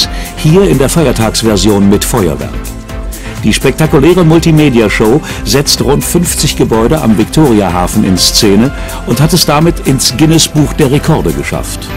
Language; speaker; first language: German; native; German